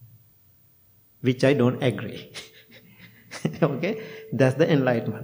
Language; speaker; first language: English; non-native, local second language; Sinhala